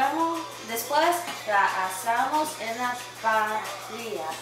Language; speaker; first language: Spanish; non-native, learner; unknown